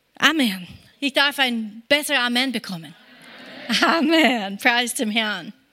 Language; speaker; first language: German; non-native, fluent; English